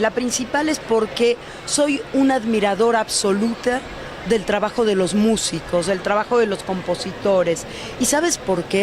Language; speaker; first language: Spanish; native; Spanish